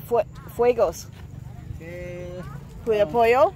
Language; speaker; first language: Spanish; non-native, learner; English